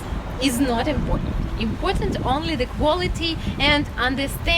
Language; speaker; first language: English; non-native, learner; Russian